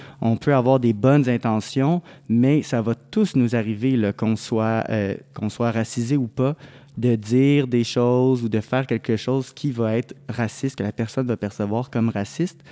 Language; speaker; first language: French; native; French